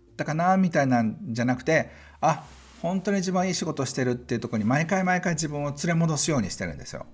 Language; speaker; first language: Japanese; native; Japanese